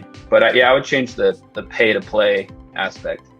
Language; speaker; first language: English; native; English